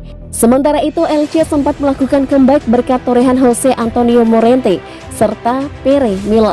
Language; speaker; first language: Indonesian; native; Indonesian